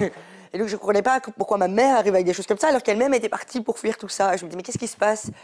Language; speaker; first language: French; early bilingual, other home language; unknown